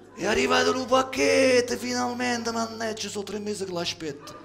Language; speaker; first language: Italian; early bilingual, other home language; French